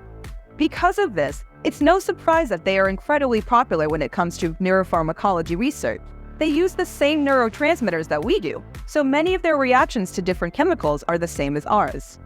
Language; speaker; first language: English; native; English